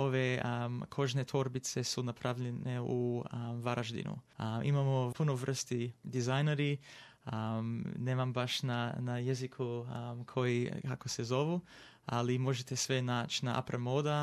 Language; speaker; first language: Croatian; early bilingual, heritage; English